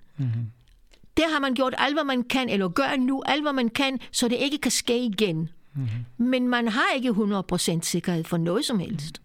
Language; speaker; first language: Danish; non-native, fluent; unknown